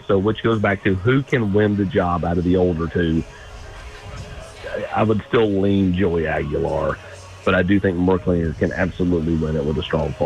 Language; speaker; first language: English; native; English